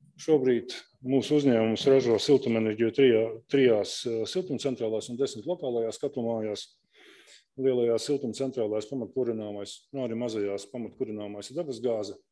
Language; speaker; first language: Latvian; non-native, local second language; Russian